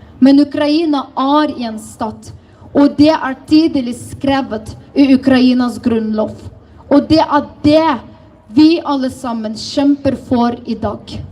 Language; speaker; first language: Norwegian; non-native, fluent; Ukrainian